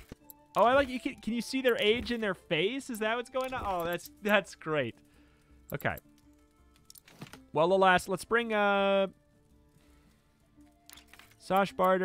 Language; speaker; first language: English; native; English